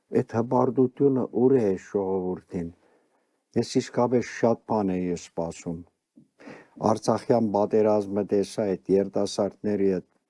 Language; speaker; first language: Armenian; early bilingual, heritage; Armenian